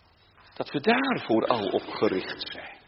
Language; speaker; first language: Dutch; native; Dutch